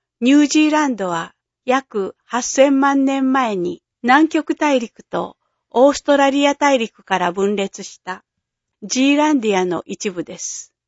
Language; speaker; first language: Japanese; native; Japanese